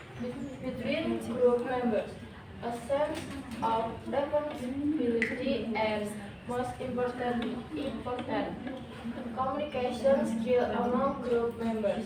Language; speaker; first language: English; non-native, learner; Indonesian